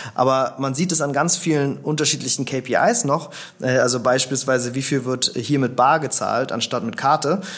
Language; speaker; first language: German; native; German